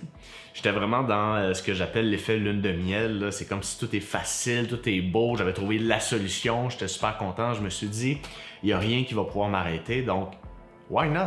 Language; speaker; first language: French; native; French